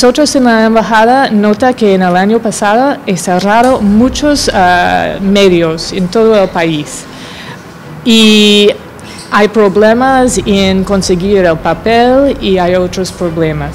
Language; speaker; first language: Spanish; non-native, fluent; English